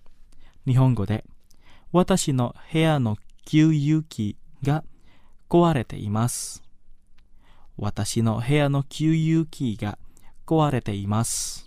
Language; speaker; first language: Japanese; non-native, fluent; Indonesian